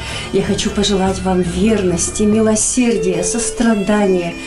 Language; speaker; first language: Russian; native; Russian